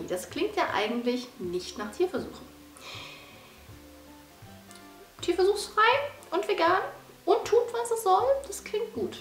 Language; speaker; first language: German; native; German